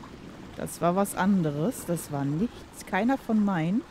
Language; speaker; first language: German; native; German